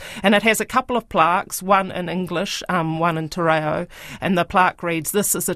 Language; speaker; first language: English; native; English